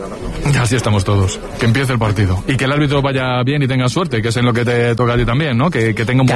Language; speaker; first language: Spanish; native; Spanish